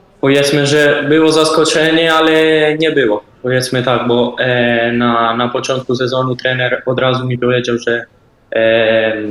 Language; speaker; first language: Polish; early bilingual, heritage; Polish